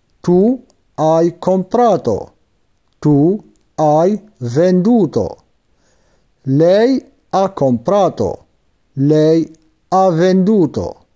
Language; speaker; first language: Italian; non-native, fluent; Arabic